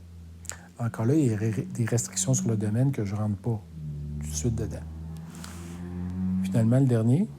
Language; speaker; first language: French; native; French